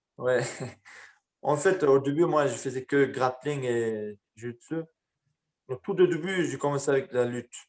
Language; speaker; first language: French; early bilingual, other home language; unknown